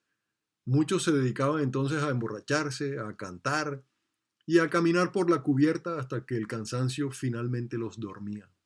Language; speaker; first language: Spanish; native; Spanish